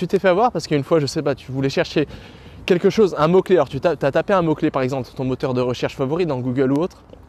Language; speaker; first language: French; native; French